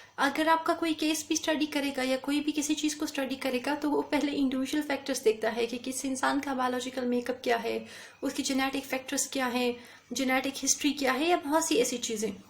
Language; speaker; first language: Urdu; native; Urdu